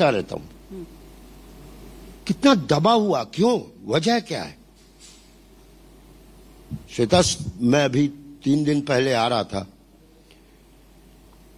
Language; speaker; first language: Hindi; native; Hindi